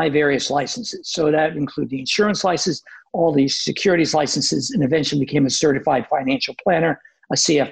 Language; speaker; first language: English; native; English